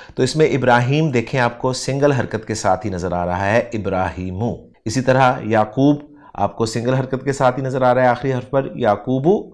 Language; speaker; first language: Urdu; native; Urdu